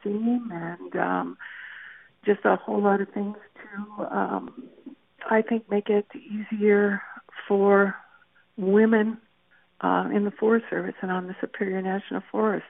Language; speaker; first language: English; native; English